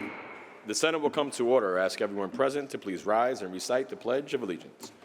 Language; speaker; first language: English; native; English